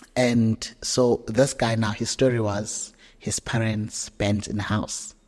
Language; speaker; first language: English; non-native, local second language; Zulu